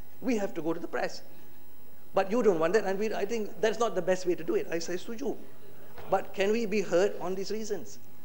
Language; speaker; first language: English; non-native, local second language; Malay